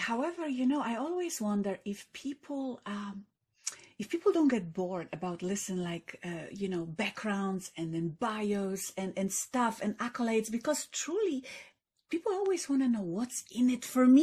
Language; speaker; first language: English; non-native, fluent; Polish